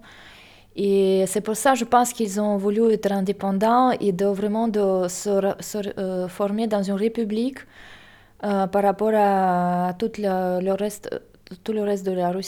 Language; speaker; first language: French; non-native, fluent; Russian